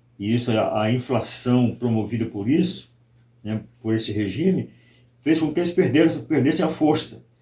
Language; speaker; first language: Portuguese; native; Portuguese